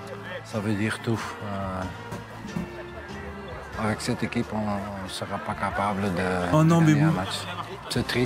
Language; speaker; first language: French; non-native, local second language; Dutch